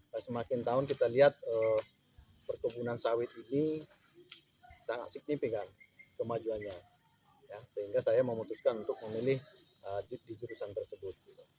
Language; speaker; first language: Indonesian; native; Indonesian